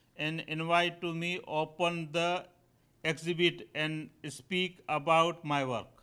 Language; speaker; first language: English; non-native, local second language; Kachhi